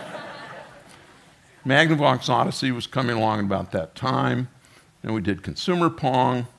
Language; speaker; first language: English; native; English